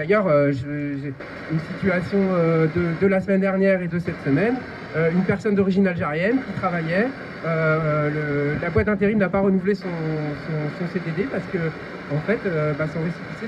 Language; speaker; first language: French; native; French